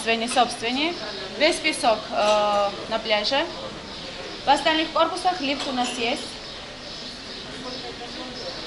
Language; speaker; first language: Russian; non-native, learner; Turkish